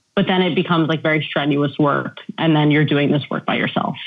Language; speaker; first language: English; native; English